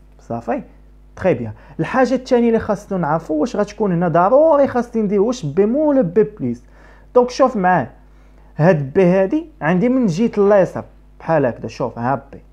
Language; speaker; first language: Arabic; native; Arabic